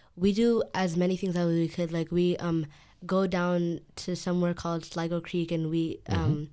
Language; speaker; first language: English; native; English